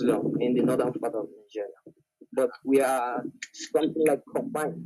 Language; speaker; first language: English; non-native, local second language; Hausa